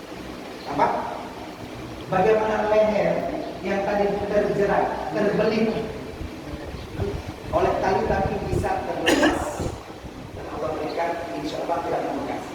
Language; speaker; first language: Indonesian; non-native, local second language; Achinese